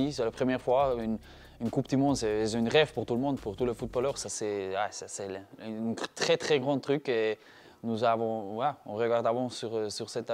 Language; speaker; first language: French; non-native, learner; German